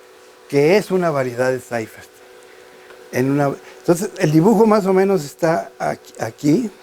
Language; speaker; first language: Spanish; native; Spanish